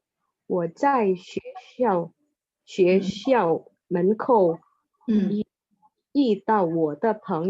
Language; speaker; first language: Chinese; non-native, learner; Indonesian